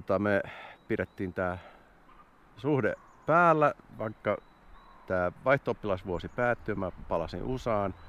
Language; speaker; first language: Finnish; non-native, fluent; English